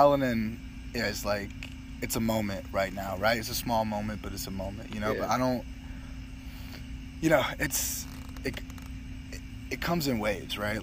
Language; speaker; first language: English; native; English